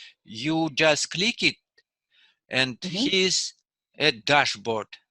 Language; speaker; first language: English; non-native, learner; Russian